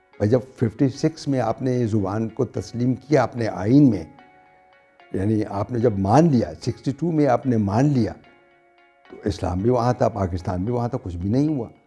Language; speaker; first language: Urdu; non-native, local second language; Punjabi